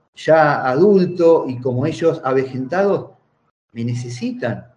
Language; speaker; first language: Spanish; native; Spanish